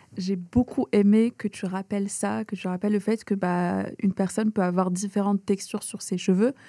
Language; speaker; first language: French; early bilingual, other home language; Arabic